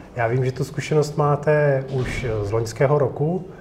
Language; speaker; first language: Czech; early bilingual, other home language; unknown